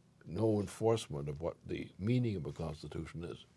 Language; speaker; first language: English; native; English